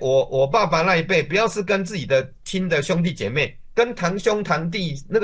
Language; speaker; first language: Chinese; native; Chinese